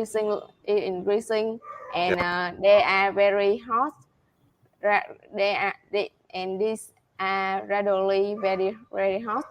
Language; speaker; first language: English; non-native, learner; Vietnamese